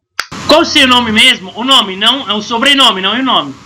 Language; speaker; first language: Portuguese; non-native, fluent; Arabic